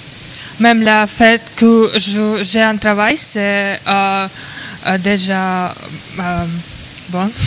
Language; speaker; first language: French; non-native, learner; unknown